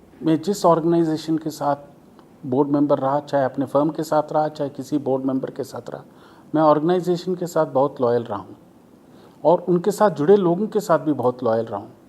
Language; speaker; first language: Hindi; non-native, local second language; Tamil